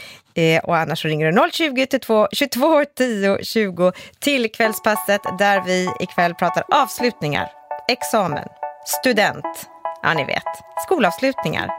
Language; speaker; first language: Swedish; native; Swedish